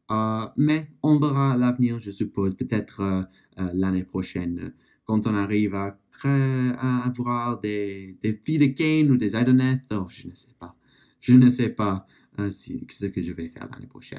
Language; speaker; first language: French; non-native, learner; English